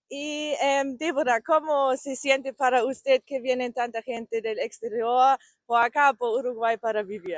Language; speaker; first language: Spanish; non-native, learner; German